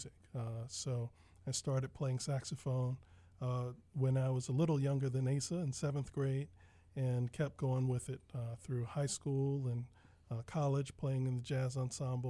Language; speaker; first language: English; native; English